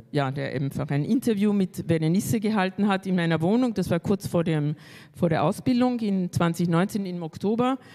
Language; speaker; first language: German; early bilingual, other home language; Spanish